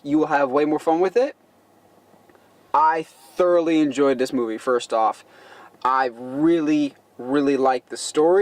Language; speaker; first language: English; native; English